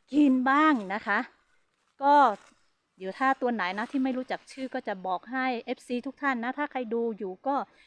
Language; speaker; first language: Thai; non-native, local second language; Hmong